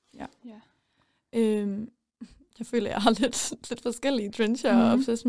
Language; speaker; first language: Danish; native; Danish